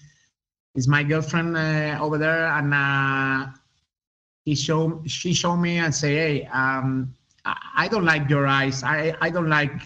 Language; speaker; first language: English; non-native, learner; Spanish